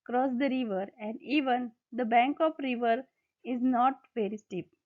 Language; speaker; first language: English; non-native, local second language; Marathi